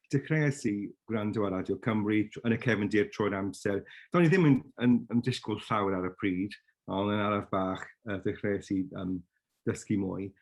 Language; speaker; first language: Welsh; non-native, fluent; English